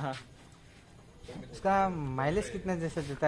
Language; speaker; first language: Hindi; non-native, local second language; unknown